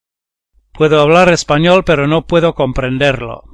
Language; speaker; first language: Spanish; non-native, learner; English